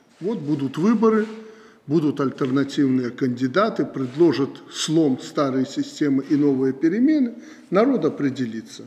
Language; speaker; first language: Russian; native; Russian